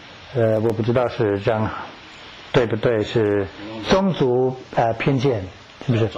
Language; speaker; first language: Chinese; non-native, learner; English